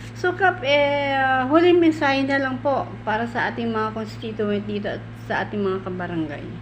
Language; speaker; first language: Filipino; native; Filipino